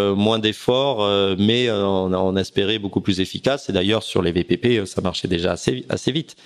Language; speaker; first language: French; native; French